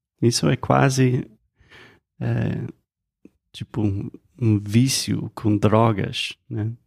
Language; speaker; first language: Portuguese; non-native, fluent; English